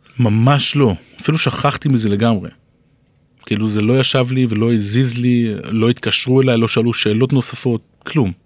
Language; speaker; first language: Hebrew; native; Hebrew